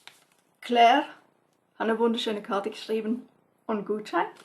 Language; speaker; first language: German; non-native, fluent; English